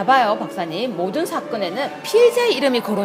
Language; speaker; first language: Korean; native; Korean